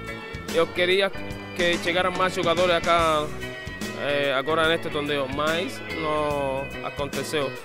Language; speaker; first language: Portuguese; non-native, fluent; Spanish